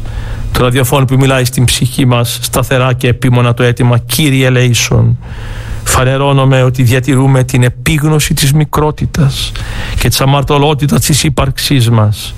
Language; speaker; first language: Greek; native; Greek